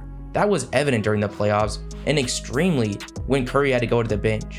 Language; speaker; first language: English; native; English